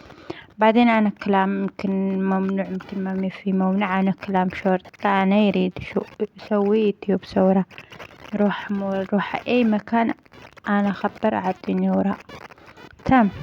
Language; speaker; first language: Arabic; non-native, learner; Amharic